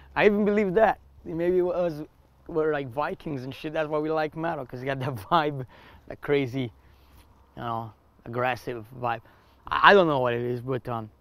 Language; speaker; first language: English; non-native, fluent; Portuguese